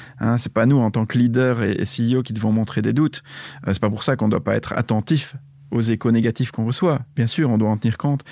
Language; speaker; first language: French; native; French